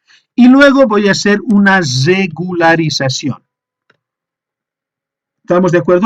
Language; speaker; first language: Spanish; native; Spanish